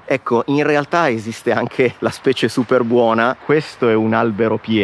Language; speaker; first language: Italian; native; Italian